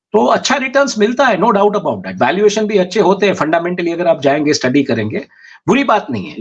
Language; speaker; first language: Hindi; non-native, local second language; Gujarati